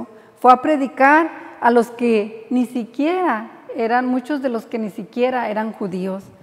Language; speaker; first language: Spanish; native; Spanish